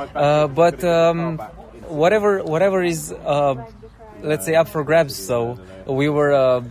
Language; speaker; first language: English; non-native, fluent; Romanian